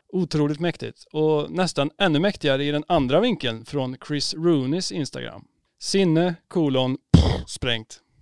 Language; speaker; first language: Swedish; native; Swedish